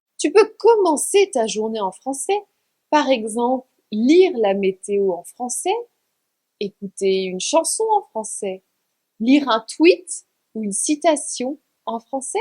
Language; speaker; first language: French; native; French